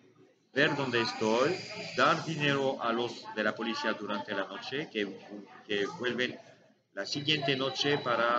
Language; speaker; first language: Spanish; non-native, learner; French